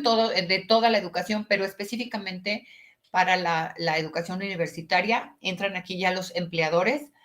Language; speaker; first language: Spanish; native; Spanish